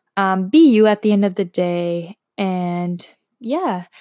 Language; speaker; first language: English; non-native, fluent; Slovak